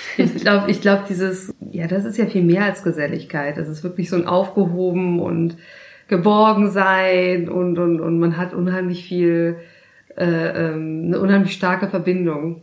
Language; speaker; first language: German; native; German